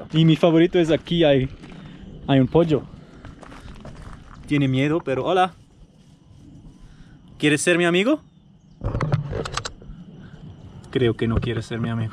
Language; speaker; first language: Spanish; non-native, fluent; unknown